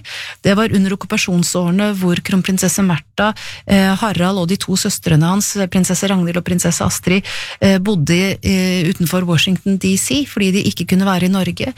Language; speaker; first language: Norwegian; native; Norwegian